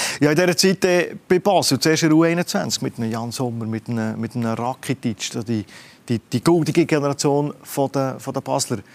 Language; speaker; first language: German; native; German